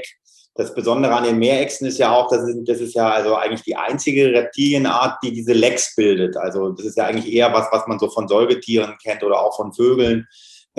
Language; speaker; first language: German; native; German